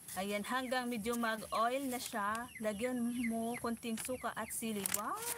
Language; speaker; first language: Filipino; non-native, local second language; Bikol